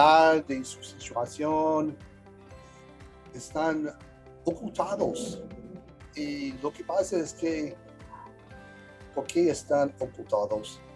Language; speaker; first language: Spanish; early bilingual, heritage; English